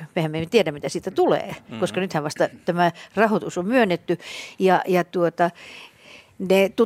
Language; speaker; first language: Finnish; native; Finnish